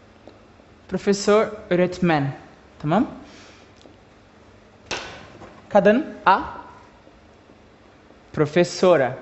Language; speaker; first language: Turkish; non-native, learner; Portuguese